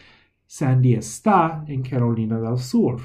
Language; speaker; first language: Spanish; non-native, fluent; English